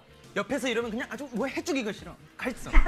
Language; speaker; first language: Korean; native; Korean